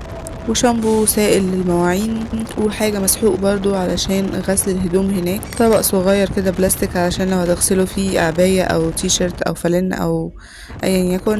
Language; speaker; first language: Arabic; native; Arabic